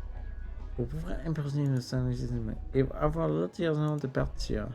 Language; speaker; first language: French; non-native, local second language; English